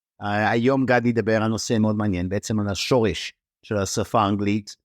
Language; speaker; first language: Hebrew; native; Hebrew